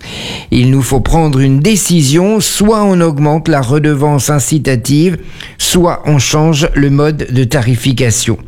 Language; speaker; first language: French; native; French